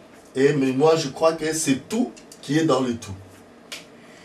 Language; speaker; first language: French; non-native, local second language; Lingala